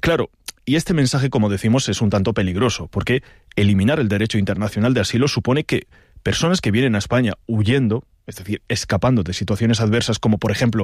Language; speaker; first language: Spanish; non-native, local second language; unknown